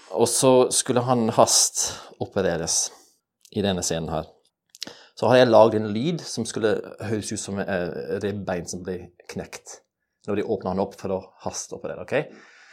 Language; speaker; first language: Norwegian; non-native, fluent; English